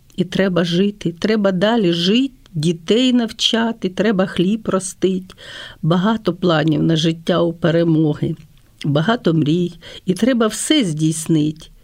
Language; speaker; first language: Ukrainian; non-native, local second language; Russian